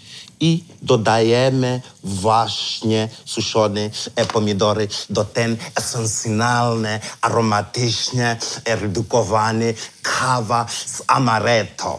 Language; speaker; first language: Polish; non-native, learner; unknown